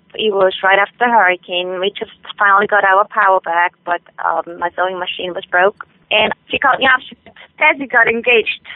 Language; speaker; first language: English; non-native, fluent; Swiss German